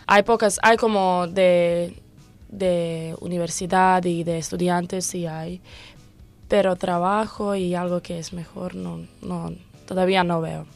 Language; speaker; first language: Spanish; non-native, learner; Croatian